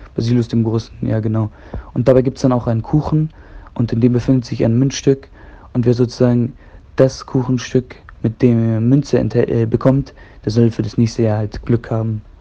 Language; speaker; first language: German; non-native, fluent; Greek